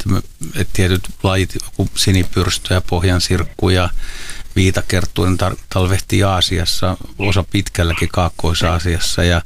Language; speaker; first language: Finnish; native; Finnish